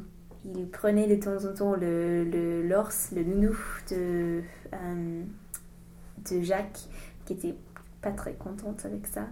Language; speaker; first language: French; non-native, learner; English